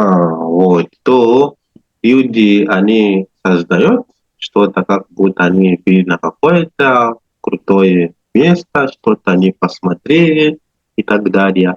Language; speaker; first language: Russian; non-native, learner; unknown